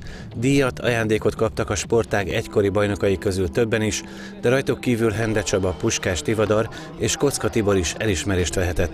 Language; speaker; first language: Hungarian; native; Hungarian